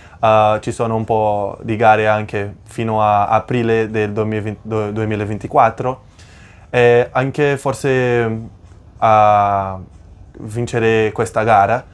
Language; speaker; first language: Italian; non-native, fluent; Portuguese